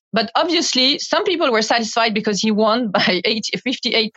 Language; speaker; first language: English; non-native, fluent; French